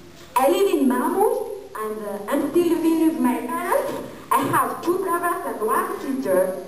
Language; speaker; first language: English; non-native, learner; Malagasy